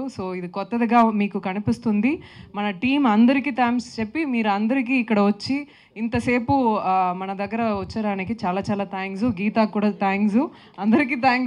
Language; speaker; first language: Telugu; non-native, local second language; Tamil